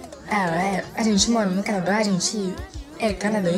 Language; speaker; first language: Portuguese; early bilingual, heritage; Portuguese